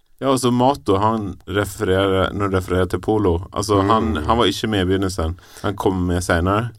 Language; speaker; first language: Norwegian; native; Norwegian